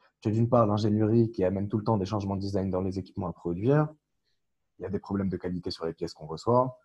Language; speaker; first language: French; non-native, local second language; Arabic